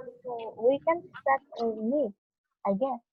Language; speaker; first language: English; non-native, learner; Spanish